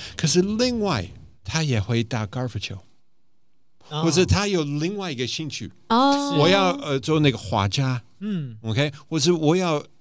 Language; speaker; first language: Chinese; non-native, fluent; German